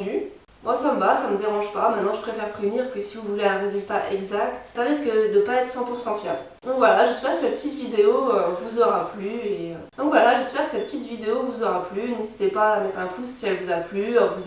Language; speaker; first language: French; native; French